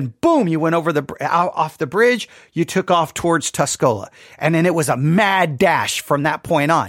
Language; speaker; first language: English; native; English